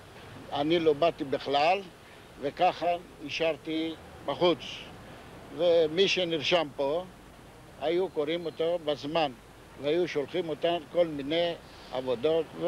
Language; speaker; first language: Hebrew; non-native, fluent; Ladino